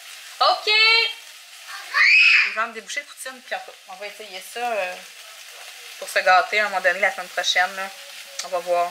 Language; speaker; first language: French; native; French